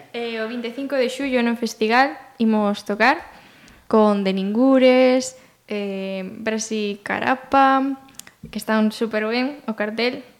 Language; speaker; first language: Galician; native; Galician